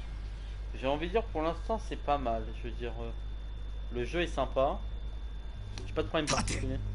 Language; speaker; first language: French; native; French